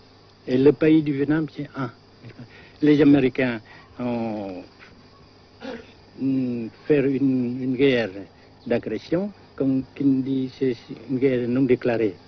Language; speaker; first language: French; non-native, local second language; Vietnamese